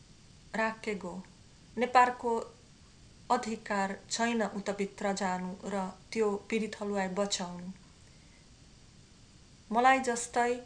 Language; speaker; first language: Nepali; non-native, learner; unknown